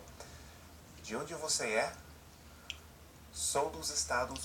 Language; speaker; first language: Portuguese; non-native, learner; English